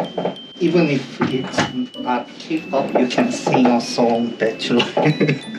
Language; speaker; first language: English; non-native, learner; Korean